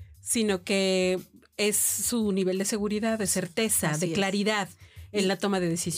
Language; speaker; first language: Spanish; native; Spanish